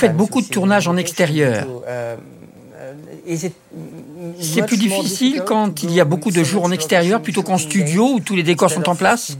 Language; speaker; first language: French; native; French